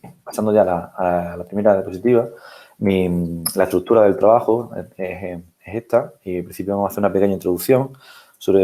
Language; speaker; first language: Spanish; native; Spanish